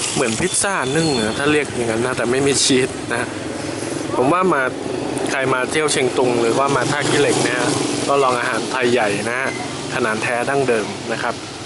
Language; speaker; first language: Thai; native; Thai